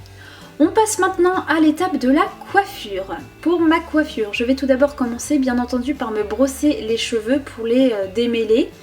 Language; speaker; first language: French; native; French